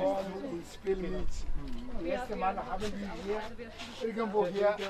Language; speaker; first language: German; non-native, learner; Ewe